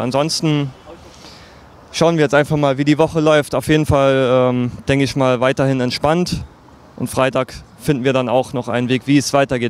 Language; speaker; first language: German; native; German